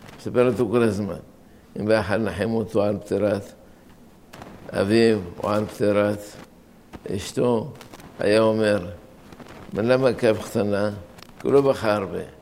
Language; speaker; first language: Hebrew; non-native, fluent; Arabic